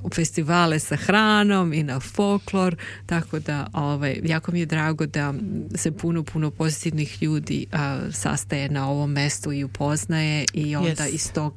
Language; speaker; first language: Serbian; native; Serbian